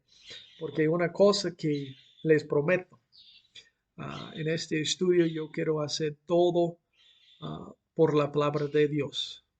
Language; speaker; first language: Spanish; non-native, fluent; English